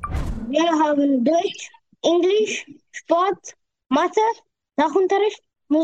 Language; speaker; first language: German; non-native, learner; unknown